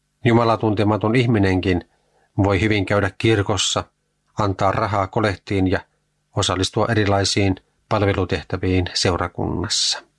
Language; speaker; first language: Finnish; native; Finnish